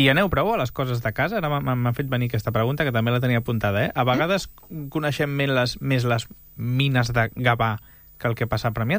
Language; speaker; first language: Catalan; native; Catalan